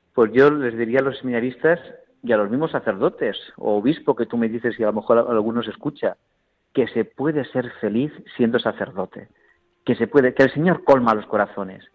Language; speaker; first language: Spanish; native; Spanish